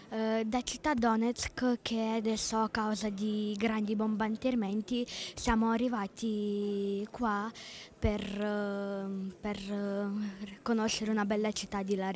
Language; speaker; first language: Italian; non-native, learner; Ukrainian